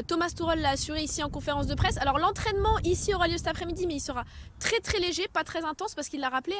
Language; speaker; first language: French; native; French